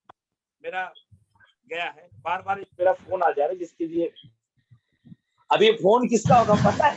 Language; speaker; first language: Hindi; native; Hindi